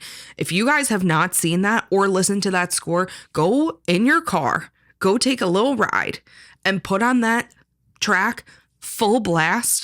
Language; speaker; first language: English; native; English